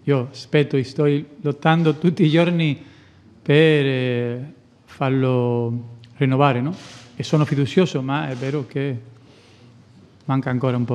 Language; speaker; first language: Italian; non-native, fluent; Spanish